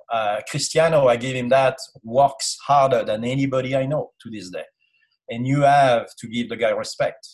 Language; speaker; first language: English; non-native, fluent; French